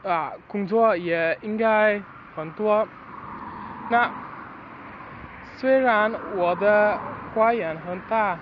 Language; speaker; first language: Chinese; non-native, learner; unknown